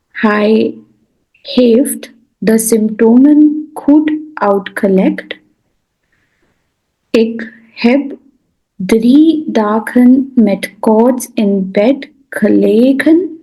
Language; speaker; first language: Dutch; non-native, learner; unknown